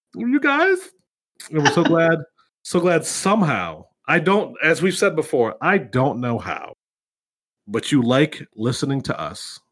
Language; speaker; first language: English; native; English